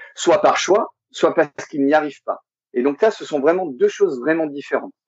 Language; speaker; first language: French; native; French